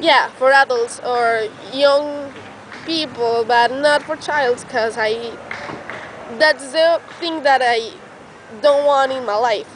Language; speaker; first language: English; non-native, learner; Spanish